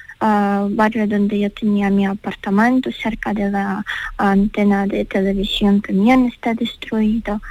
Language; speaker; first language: Spanish; non-native, learner; Ukrainian